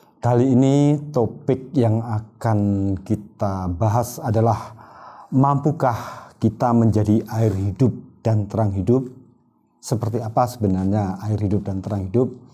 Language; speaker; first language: Indonesian; native; Indonesian